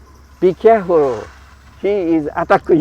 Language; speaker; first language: English; non-native, learner; Japanese